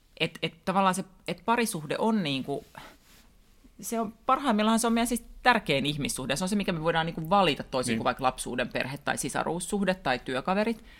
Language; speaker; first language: Finnish; native; Finnish